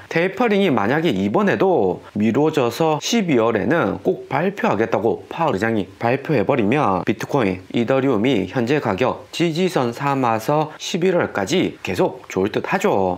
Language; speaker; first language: Korean; native; Korean